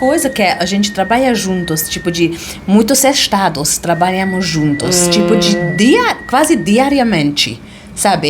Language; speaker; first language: Portuguese; non-native, fluent; Hungarian